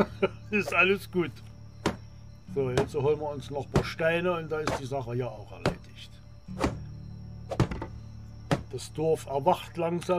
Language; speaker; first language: German; native; German